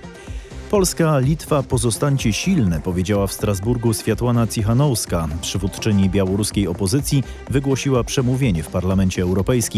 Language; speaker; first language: Polish; native; Polish